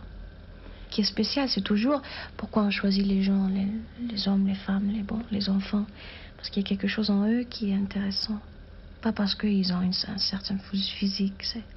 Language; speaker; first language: French; non-native, fluent; German